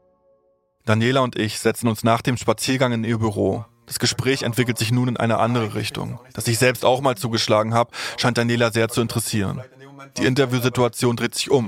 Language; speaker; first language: German; native; German